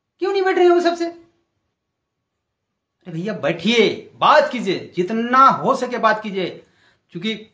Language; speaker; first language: Hindi; non-native, local second language; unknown